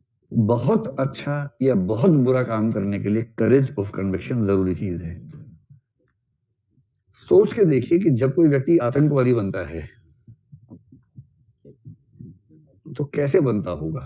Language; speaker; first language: Hindi; native; Hindi